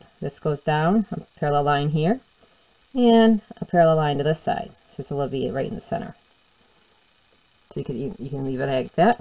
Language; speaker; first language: English; native; English